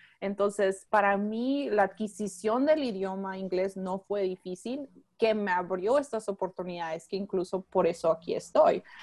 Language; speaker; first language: Spanish; native; Spanish